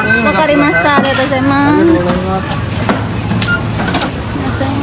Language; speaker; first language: Japanese; non-native, learner; Indonesian